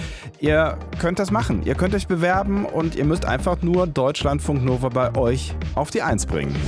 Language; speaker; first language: German; native; German